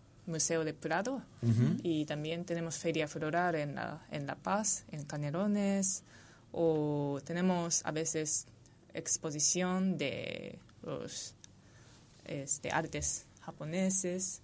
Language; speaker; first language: Spanish; non-native, fluent; Japanese